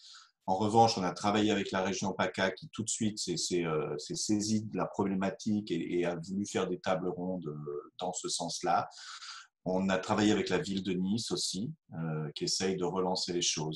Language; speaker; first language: French; native; French